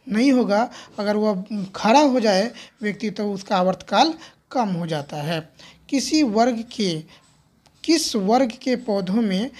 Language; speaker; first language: Hindi; native; Hindi